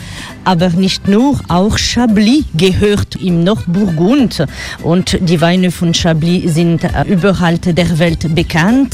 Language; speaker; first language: German; non-native, fluent; French